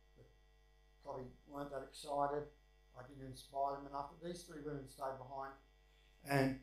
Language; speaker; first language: English; native; English